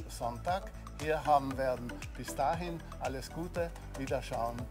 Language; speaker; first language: German; native; German